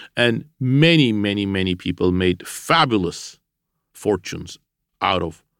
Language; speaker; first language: English; non-native, fluent; Armenian